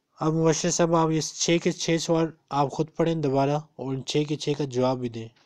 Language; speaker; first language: Urdu; non-native, local second language; Punjabi